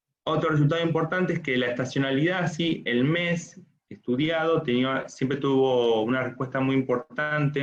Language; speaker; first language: Spanish; native; Spanish